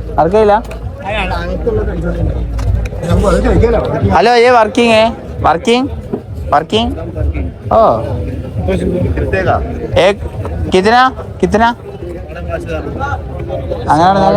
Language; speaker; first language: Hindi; non-native, local second language; Malayalam